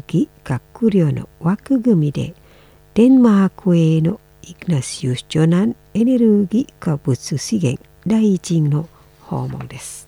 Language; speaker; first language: Japanese; non-native, fluent; Indonesian